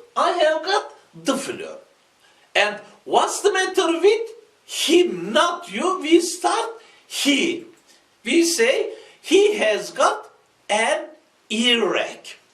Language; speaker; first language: English; non-native, fluent; Turkish